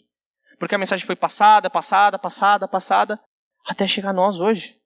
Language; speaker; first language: Portuguese; native; Portuguese